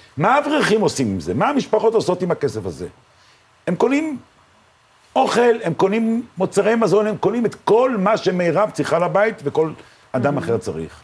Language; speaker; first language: Hebrew; native; Hebrew